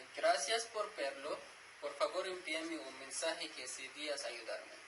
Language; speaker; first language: Spanish; non-native, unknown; Arabic